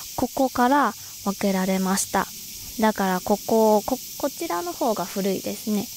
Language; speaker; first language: Japanese; non-native, fluent; Chinese